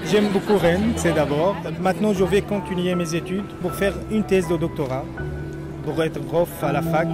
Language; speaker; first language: French; non-native, fluent; Arabic